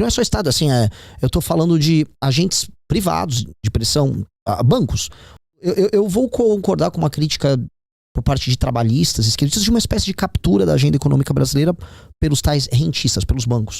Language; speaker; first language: Portuguese; native; Portuguese